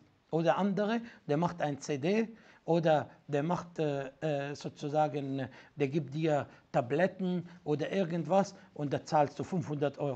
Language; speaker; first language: German; non-native, fluent; Arabic